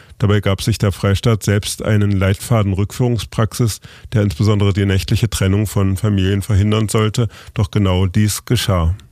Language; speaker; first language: German; native; German